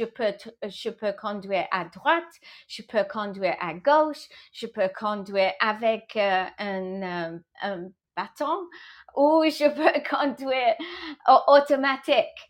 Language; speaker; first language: French; non-native, fluent; English